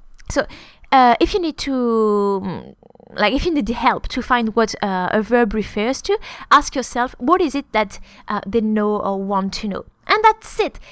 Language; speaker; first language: English; non-native, fluent; French